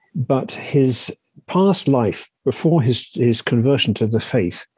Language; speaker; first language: English; native; English